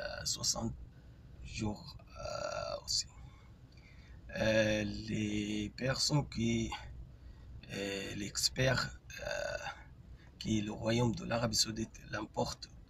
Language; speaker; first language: French; non-native, fluent; Arabic